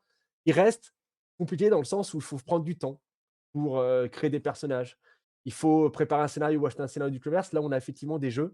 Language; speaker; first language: French; native; French